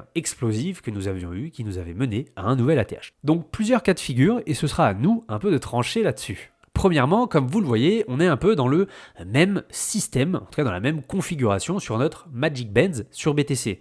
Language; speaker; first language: French; native; French